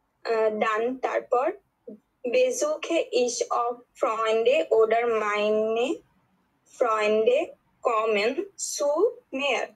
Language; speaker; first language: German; non-native, learner; Bangla